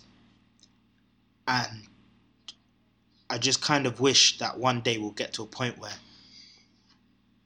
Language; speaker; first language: English; native; English